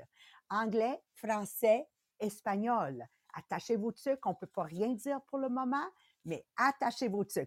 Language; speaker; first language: French; native; French